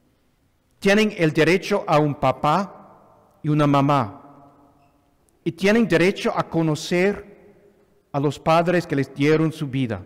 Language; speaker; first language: Spanish; non-native, fluent; English